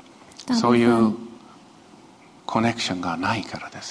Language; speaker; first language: Japanese; non-native, fluent; Chinese